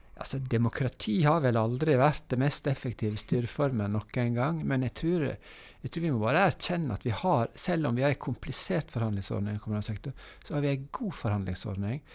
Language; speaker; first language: Norwegian; native; Norwegian